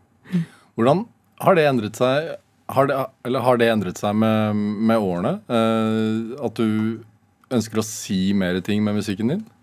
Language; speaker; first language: Norwegian; native; Norwegian